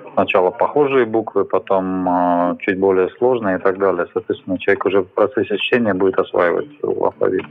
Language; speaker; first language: Russian; native; Russian